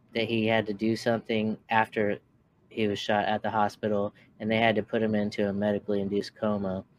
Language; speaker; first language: English; native; English